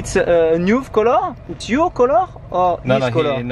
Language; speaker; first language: English; non-native, learner; French